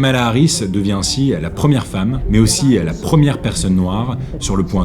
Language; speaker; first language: French; native; French